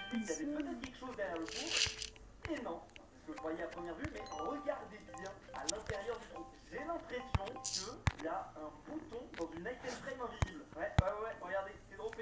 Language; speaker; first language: French; native; French